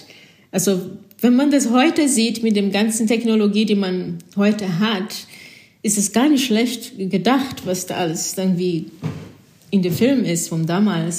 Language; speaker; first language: German; non-native, fluent; Portuguese